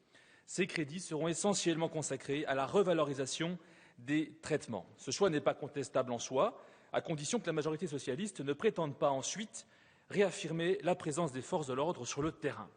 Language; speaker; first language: French; native; French